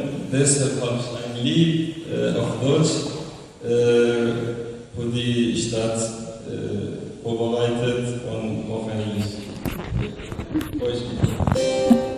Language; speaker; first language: German; non-native, learner; Arabic